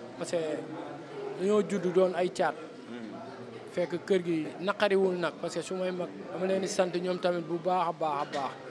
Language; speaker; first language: Wolof; native; Wolof